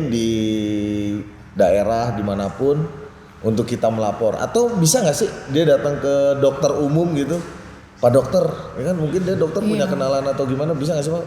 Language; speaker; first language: Indonesian; native; Indonesian